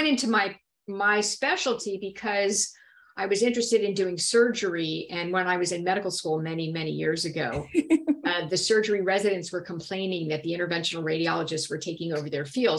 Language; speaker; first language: English; native; English